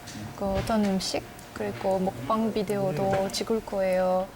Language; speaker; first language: Korean; non-native, learner; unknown